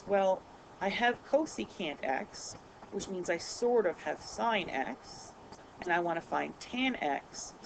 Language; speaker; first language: English; native; English